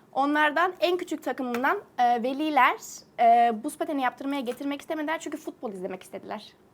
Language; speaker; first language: Turkish; early bilingual, heritage; Turkish